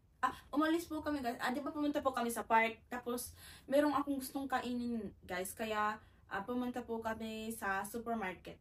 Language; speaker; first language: Filipino; native; Filipino